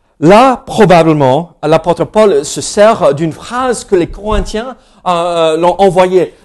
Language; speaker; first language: French; non-native, fluent; English